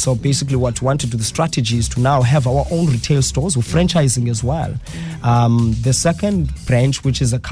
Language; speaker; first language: English; non-native, local second language; Xhosa